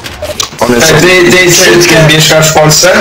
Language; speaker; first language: Polish; early bilingual, heritage; Polish